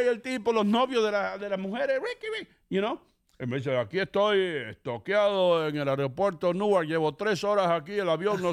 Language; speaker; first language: Spanish; native; Spanish